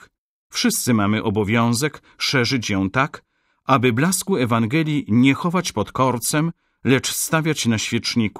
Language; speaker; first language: Polish; native; Polish